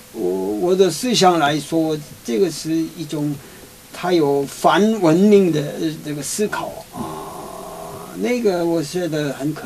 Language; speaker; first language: Chinese; non-native, fluent; Korean